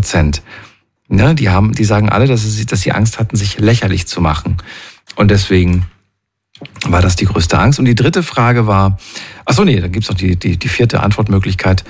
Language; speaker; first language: German; native; German